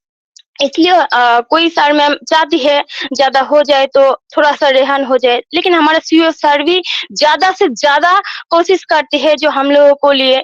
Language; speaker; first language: Hindi; non-native, local second language; Bangla